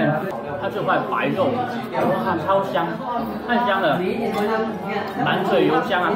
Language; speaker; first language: Chinese; non-native, local second language; Min Nan Chinese